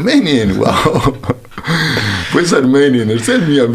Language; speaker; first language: German; non-native, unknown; Spanish